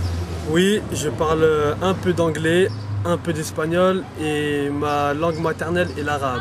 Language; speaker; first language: French; early bilingual, other home language; Arabic